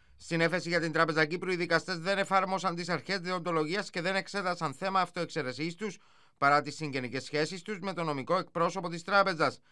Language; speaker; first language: Greek; native; Greek